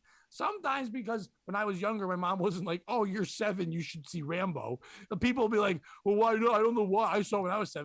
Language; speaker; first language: English; native; English